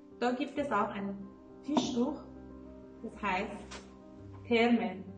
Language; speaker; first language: German; non-native, learner; Persian